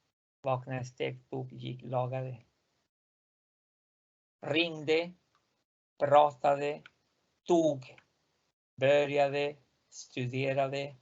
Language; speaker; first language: Swedish; non-native, fluent; Spanish